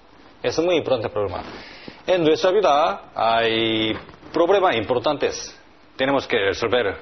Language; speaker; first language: Spanish; non-native, learner; Korean